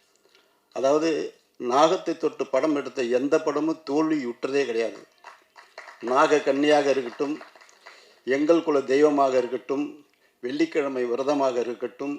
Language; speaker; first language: Tamil; native; Tamil